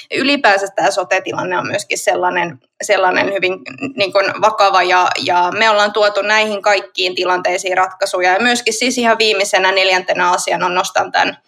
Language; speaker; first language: Finnish; native; Finnish